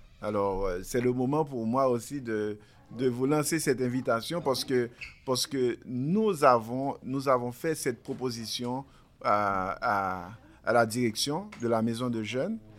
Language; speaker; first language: French; non-native, local second language; Haitian Creole